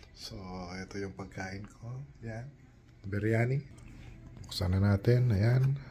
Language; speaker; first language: Filipino; non-native, local second language; Pampanga